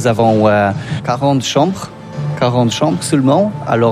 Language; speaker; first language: French; non-native, learner; Polish